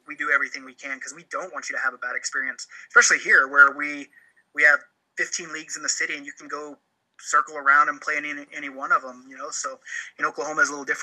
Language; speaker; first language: English; native; English